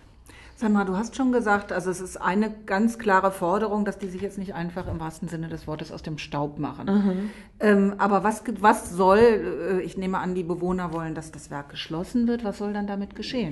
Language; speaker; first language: German; native; German